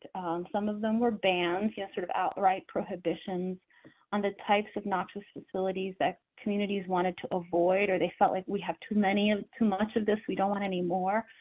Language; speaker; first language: English; native; English